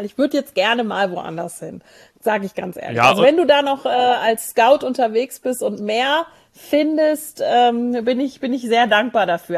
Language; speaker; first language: German; native; German